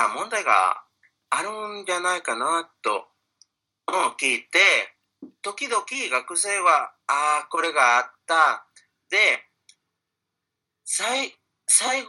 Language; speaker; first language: Japanese; non-native, fluent; Spanish